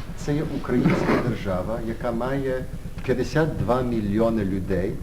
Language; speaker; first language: Ukrainian; early bilingual, heritage; Ukrainian